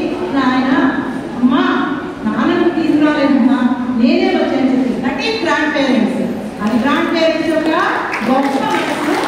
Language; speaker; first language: Telugu; native; Telugu